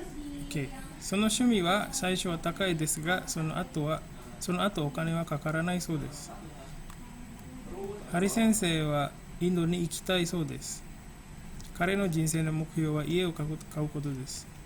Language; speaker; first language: Japanese; non-native, fluent; Indonesian